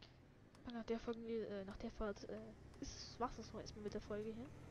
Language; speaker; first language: German; native; German